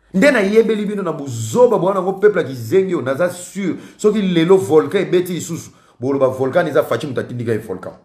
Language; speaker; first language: French; non-native, local second language; Lingala